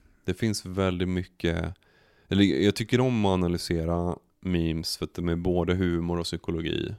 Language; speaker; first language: Swedish; native; Swedish